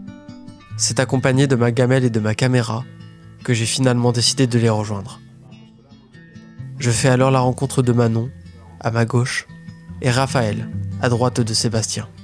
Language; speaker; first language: French; native; French